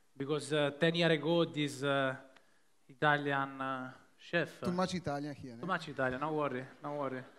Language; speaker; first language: English; non-native, fluent; Italian